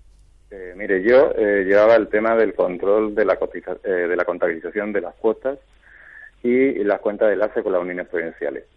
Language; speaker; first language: Spanish; native; Spanish